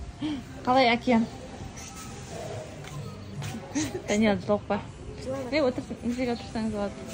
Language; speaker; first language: Kazakh; native; Kazakh